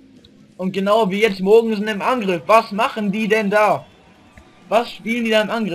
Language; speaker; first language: German; native; German